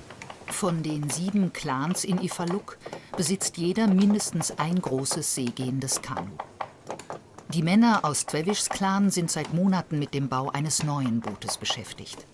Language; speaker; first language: German; native; German